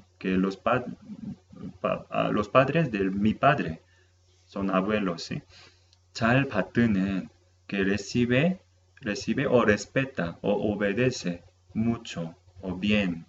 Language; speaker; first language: Spanish; non-native, fluent; Korean